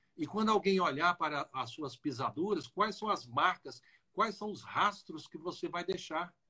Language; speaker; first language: Portuguese; native; Portuguese